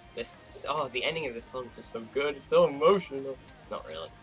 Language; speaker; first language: English; native; English